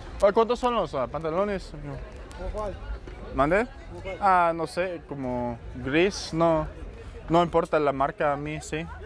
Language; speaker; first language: Spanish; non-native, learner; English